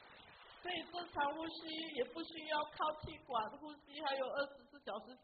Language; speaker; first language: Chinese; native; Chinese